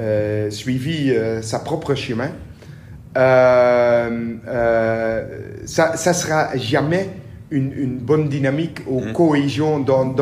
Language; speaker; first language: French; non-native, learner; Dutch